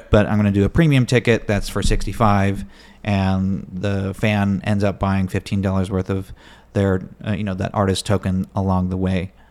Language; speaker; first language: English; native; English